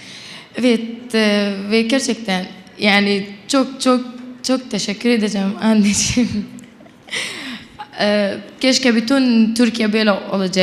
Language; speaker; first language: Turkish; non-native, local second language; Arabic